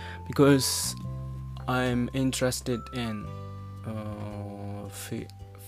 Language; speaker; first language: English; non-native, learner; Japanese